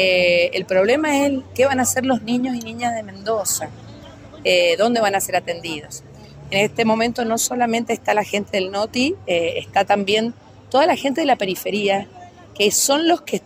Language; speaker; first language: Spanish; native; Spanish